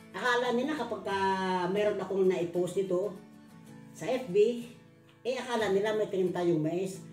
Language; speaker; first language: Filipino; native; Filipino